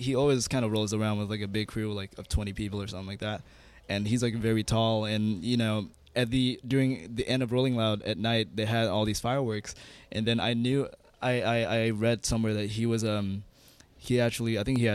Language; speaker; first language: English; non-native, fluent; Indonesian